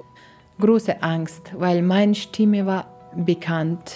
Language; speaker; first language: German; non-native, learner; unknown